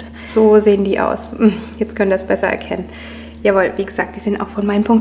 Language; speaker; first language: German; native; German